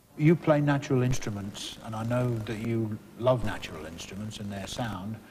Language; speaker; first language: English; native; English